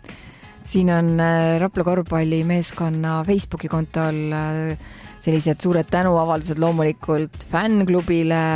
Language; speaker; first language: Estonian; native; Estonian